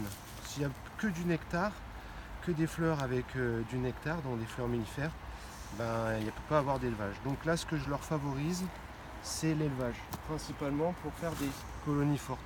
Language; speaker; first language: French; native; French